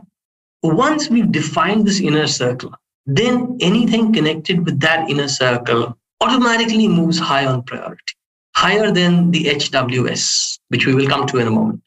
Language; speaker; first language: English; non-native, local second language; Hindi